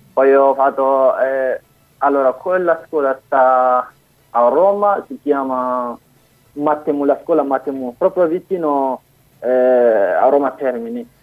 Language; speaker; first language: Italian; non-native, learner; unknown